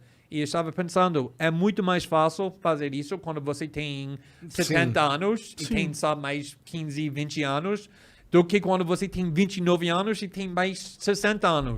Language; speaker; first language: Portuguese; non-native, fluent; English